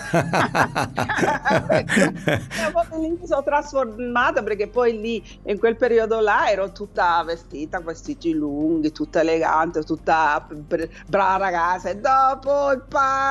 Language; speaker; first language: Italian; non-native, fluent; Spanish